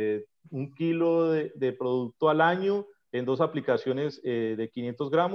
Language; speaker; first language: Spanish; native; Spanish